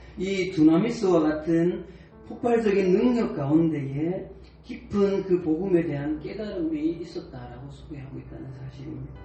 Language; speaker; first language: Korean; native; Korean